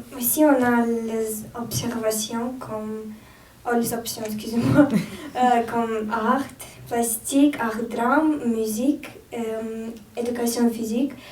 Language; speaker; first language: French; non-native, learner; Romanian